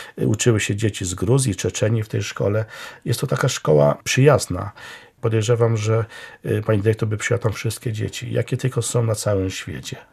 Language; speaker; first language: Polish; non-native, local second language; Romany